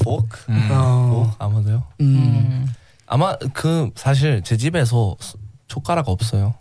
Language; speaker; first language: Korean; non-native, learner; English